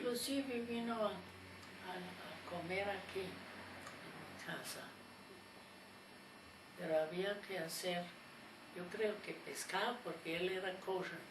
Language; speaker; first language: Spanish; non-native, fluent; German